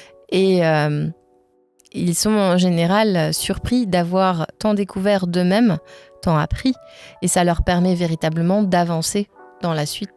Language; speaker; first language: French; native; French